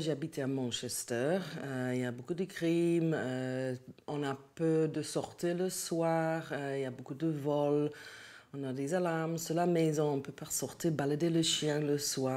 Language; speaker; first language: French; non-native, learner; English